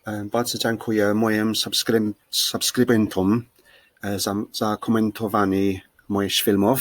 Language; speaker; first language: Polish; non-native, learner; English